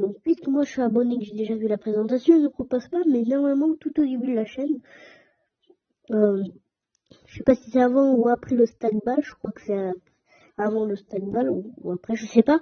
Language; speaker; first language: French; native; French